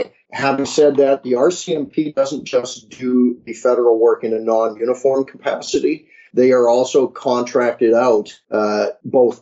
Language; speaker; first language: English; native; English